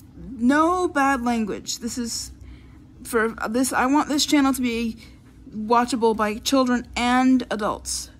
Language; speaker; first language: English; native; English